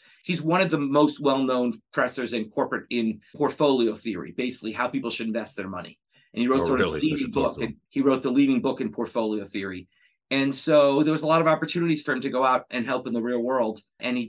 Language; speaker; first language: English; native; English